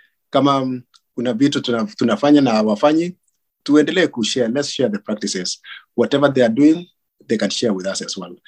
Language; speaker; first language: English; non-native, local second language; Kalenjin